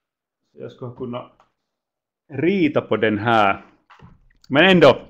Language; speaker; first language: Swedish; non-native, local second language; Finnish